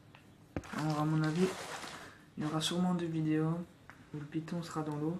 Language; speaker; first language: French; native; French